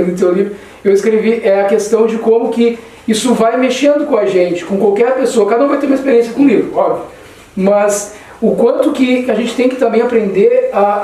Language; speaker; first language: Portuguese; native; Portuguese